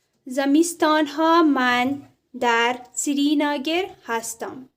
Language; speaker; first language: Persian; non-native, fluent; Urdu